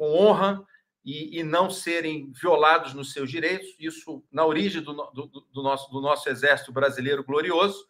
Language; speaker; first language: Portuguese; native; Portuguese